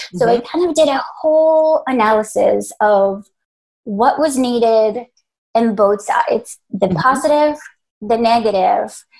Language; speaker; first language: English; early bilingual, other home language; Spanish